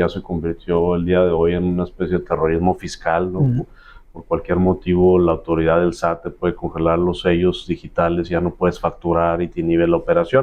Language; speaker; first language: Spanish; native; Spanish